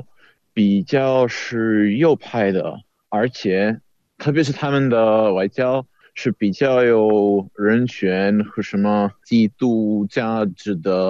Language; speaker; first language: Chinese; non-native, fluent; Czech